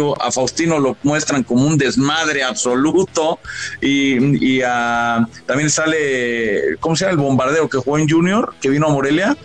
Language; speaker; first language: Spanish; native; Spanish